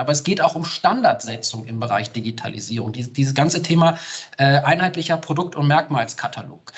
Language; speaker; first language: German; native; German